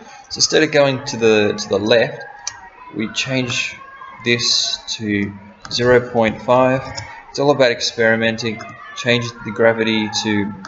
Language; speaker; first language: English; native; English